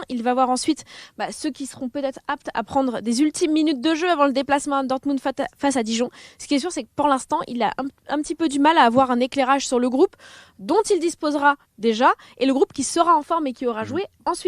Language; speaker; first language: French; native; French